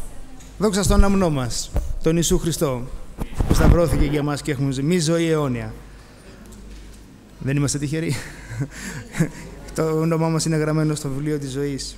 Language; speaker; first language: Greek; native; Greek